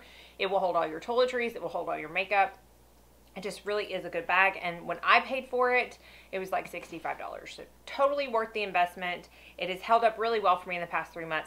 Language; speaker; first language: English; native; English